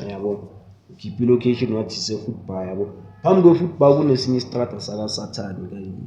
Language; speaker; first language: Zulu; native; Zulu